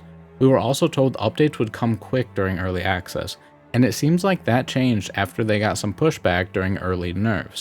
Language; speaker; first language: English; native; English